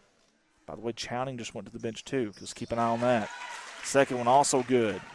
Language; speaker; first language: English; native; English